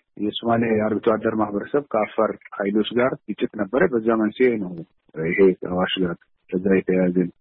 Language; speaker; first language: Amharic; non-native, local second language; Somali